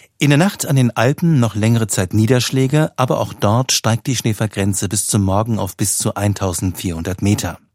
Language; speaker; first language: German; native; German